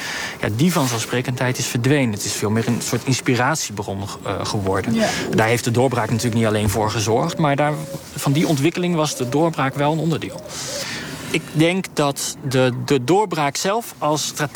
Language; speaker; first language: Dutch; native; Dutch